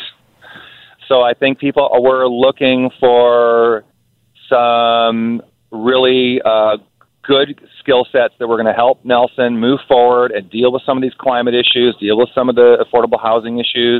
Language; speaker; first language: English; native; English